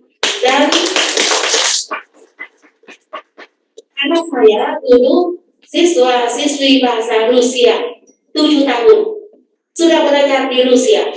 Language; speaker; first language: Indonesian; non-native, fluent; Vietnamese